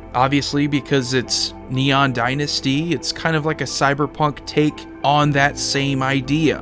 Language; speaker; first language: English; native; English